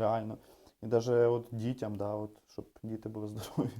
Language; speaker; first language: Ukrainian; native; Ukrainian